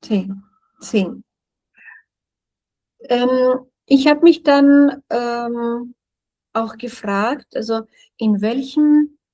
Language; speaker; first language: German; non-native, fluent; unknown